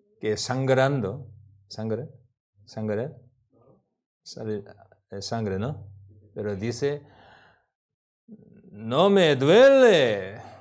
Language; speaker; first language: Spanish; non-native, learner; Korean